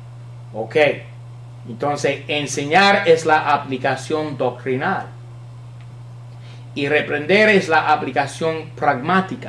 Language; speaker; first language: Spanish; non-native, fluent; English